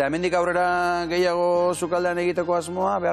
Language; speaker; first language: Basque; native; Basque